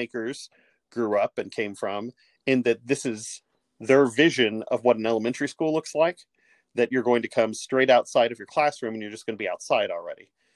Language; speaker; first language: English; native; English